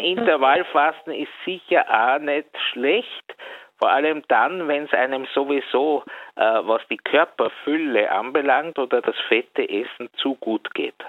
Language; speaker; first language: German; native; German